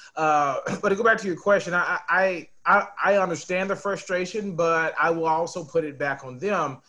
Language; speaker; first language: English; native; English